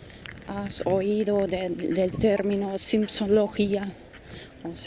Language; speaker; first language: Spanish; non-native, fluent; German